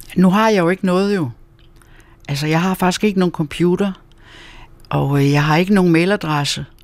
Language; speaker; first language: Danish; native; Danish